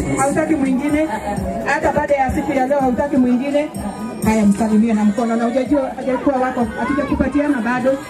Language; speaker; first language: Swahili; non-native, local second language; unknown